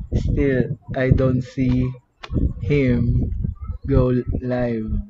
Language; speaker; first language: English; non-native, learner; Filipino